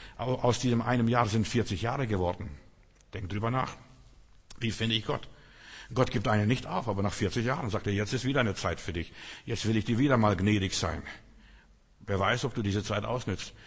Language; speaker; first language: German; non-native, fluent; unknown